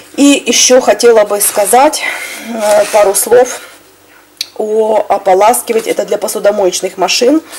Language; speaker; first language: Russian; native; Russian